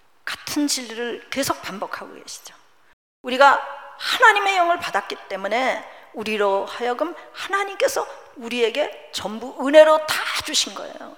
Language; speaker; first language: Korean; native; Korean